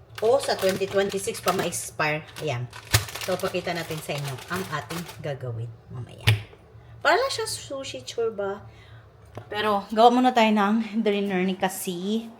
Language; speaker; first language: Filipino; native; Filipino